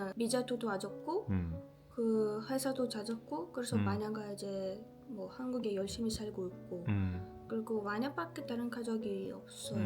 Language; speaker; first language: Korean; non-native, fluent; Russian